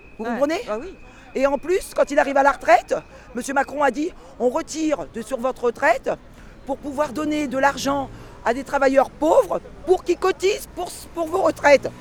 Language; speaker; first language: French; native; French